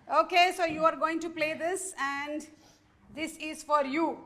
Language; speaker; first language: English; non-native, local second language; Telugu